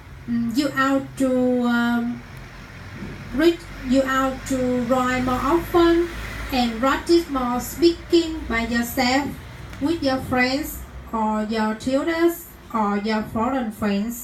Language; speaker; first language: English; non-native, learner; Vietnamese